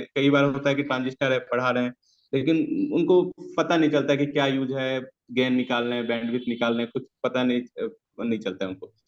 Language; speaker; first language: Hindi; native; Hindi